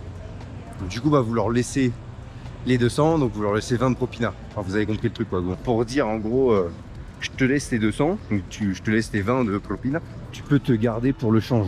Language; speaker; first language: French; native; French